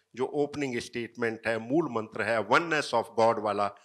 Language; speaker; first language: Hindi; native; Hindi